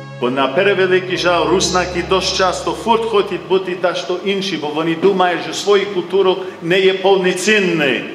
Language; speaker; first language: Ukrainian; early bilingual, heritage; Rusyn